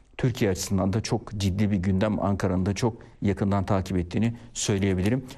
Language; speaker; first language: Turkish; early bilingual, heritage; Turkish